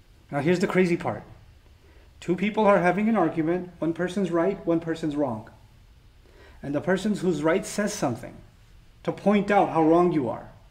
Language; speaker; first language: English; native; English